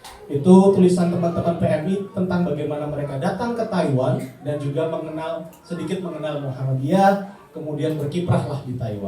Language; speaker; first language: Indonesian; native; Indonesian